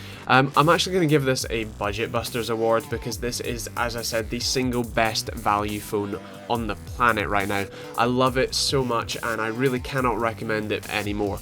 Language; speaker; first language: English; native; English